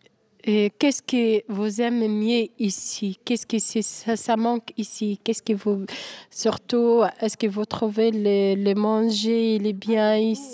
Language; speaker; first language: French; non-native, learner; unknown